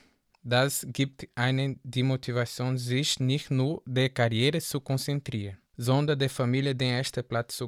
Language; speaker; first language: German; non-native, learner; Portuguese